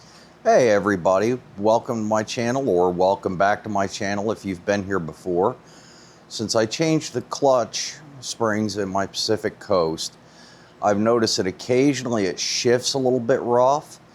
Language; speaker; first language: English; native; English